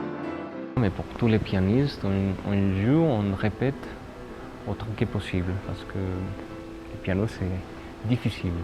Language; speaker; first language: French; non-native, fluent; Spanish